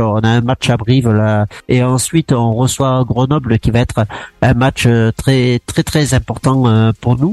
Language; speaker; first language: French; native; French